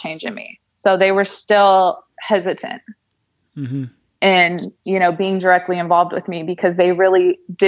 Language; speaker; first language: English; native; English